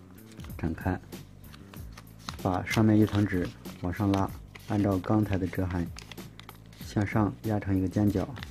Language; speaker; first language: Chinese; native; Chinese